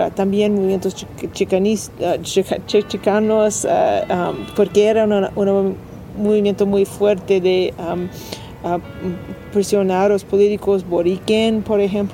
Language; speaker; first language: Spanish; non-native, learner; English